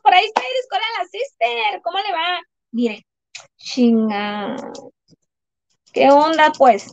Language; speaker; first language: Spanish; native; Spanish